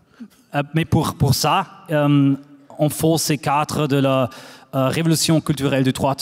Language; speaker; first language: French; non-native, fluent; German